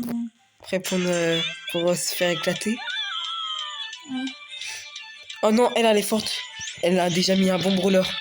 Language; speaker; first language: French; native; French